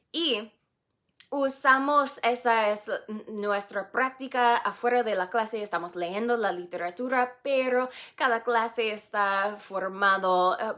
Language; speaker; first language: Spanish; non-native, fluent; English